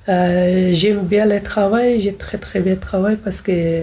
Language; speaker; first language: French; non-native, learner; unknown